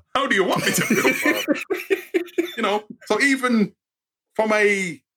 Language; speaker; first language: English; native; English